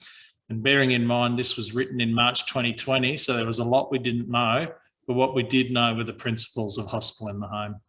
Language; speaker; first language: English; native; English